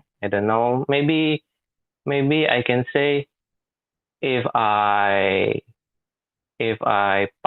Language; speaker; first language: English; non-native, learner; Indonesian